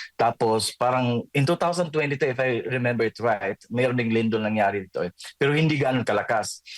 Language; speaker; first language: Filipino; non-native, local second language; Cebuano